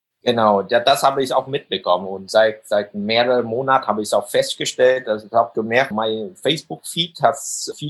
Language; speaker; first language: German; non-native, fluent; Vietnamese